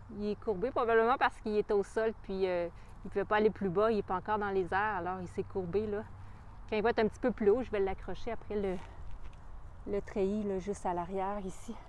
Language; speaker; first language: French; native; French